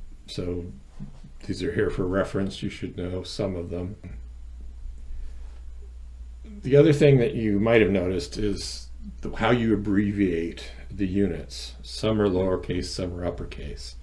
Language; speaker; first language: English; native; English